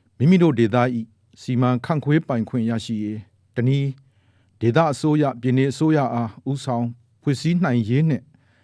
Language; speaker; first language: Burmese; native; Burmese